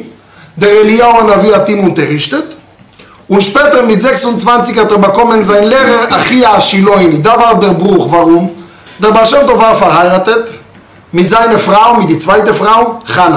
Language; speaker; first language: German; non-native, fluent; Hebrew